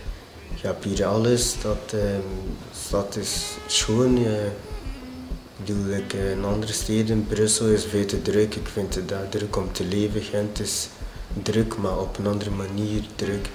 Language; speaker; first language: Dutch; non-native, fluent; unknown